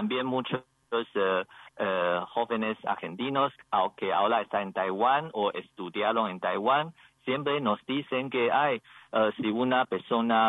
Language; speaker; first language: Spanish; non-native, learner; Chinese